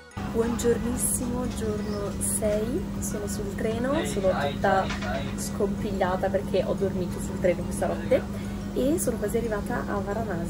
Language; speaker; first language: Italian; native; Italian